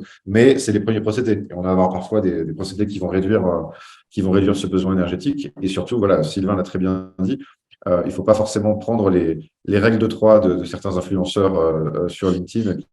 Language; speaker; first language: French; native; French